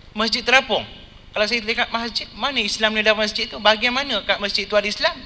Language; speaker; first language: Malay; non-native, local second language; Tamil